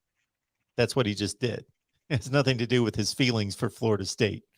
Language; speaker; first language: English; native; English